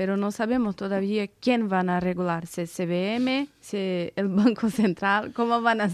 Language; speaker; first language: Spanish; non-native, fluent; Portuguese